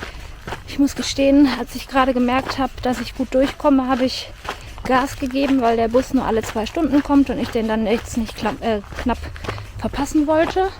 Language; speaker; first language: German; native; German